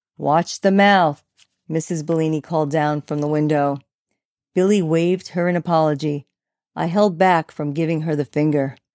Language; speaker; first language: English; native; English